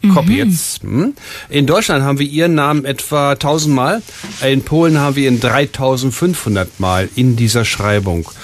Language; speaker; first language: German; native; German